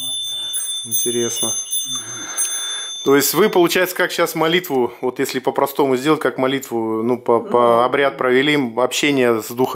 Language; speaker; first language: Russian; native; Russian